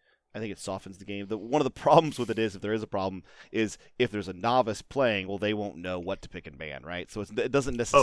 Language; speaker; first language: English; native; English